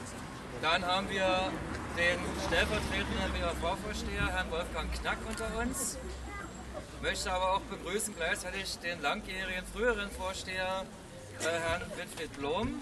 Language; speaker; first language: German; native; German